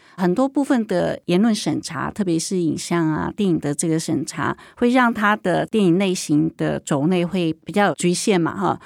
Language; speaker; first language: Chinese; native; Chinese